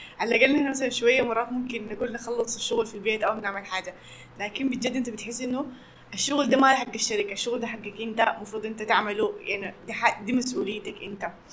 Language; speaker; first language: Arabic; native; Arabic